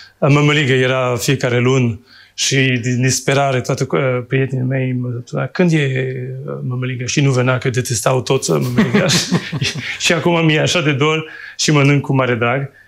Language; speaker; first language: Romanian; non-native, fluent; French